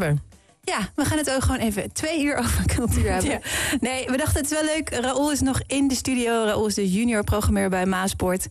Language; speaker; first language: Dutch; native; Dutch